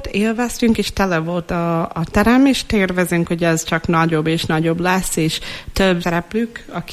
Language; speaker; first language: Hungarian; non-native, fluent; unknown